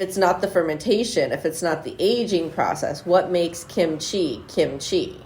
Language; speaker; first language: English; native; English